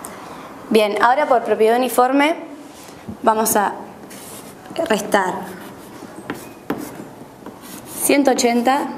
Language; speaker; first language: Spanish; native; Spanish